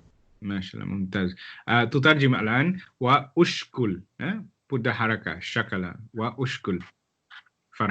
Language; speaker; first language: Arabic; non-native, fluent; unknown